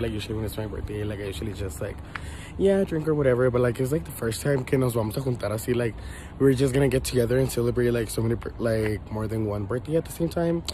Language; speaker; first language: English; early bilingual, other home language; Spanish